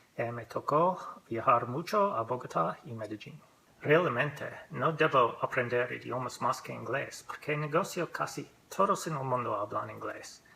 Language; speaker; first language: Spanish; non-native, learner; English